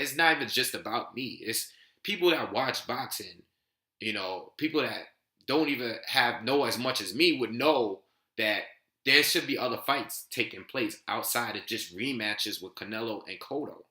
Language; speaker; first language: English; native; English